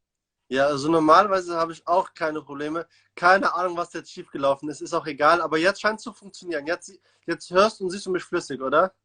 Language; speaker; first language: German; native; German